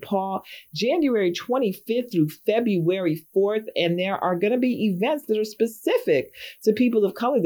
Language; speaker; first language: English; native; English